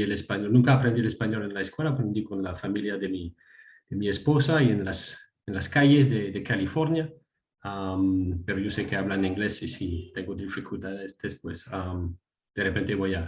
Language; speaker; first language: Spanish; non-native, fluent; French